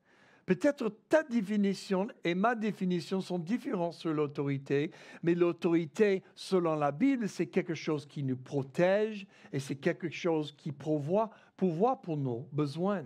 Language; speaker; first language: French; non-native, fluent; English